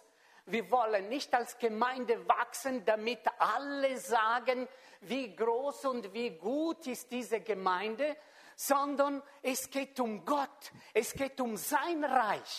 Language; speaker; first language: German; non-native, fluent; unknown